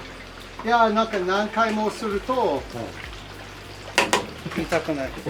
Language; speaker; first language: Japanese; non-native, learner; English